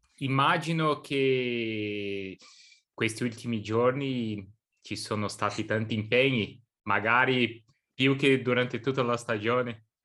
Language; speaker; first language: Italian; non-native, learner; Portuguese